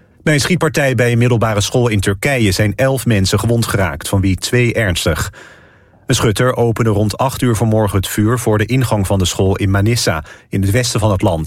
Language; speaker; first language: Dutch; native; Dutch